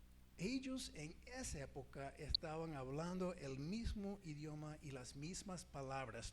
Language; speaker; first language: Spanish; non-native, fluent; English